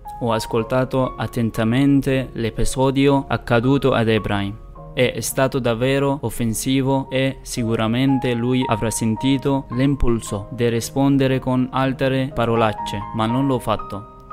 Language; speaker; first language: Italian; non-native, fluent; Persian